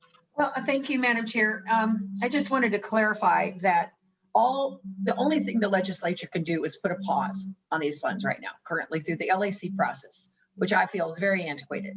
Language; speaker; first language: English; native; English